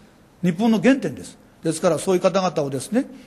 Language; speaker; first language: Japanese; native; Japanese